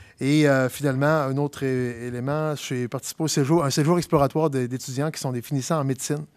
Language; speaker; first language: French; native; French